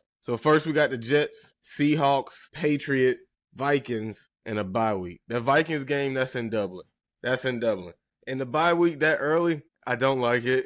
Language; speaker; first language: English; native; English